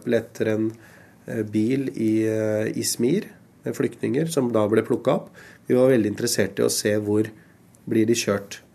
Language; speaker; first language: Norwegian; early bilingual, other home language; Urdu